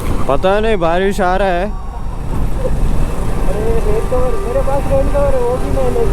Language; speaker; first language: Hindi; non-native, local second language; Malayalam